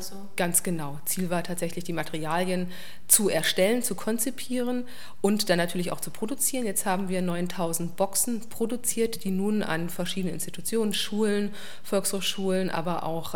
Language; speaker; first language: German; native; German